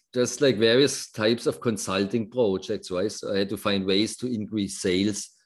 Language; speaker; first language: English; non-native, fluent; German